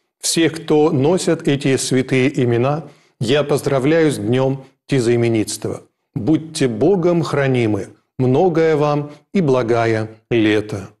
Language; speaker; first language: Russian; native; Russian